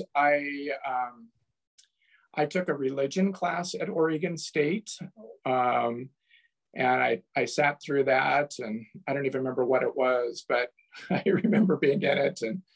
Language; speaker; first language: English; native; English